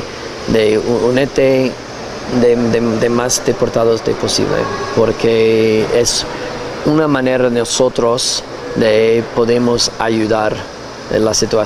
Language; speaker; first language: Spanish; non-native, learner; English